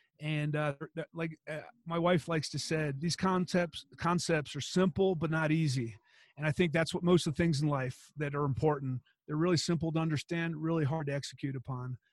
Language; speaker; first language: English; native; English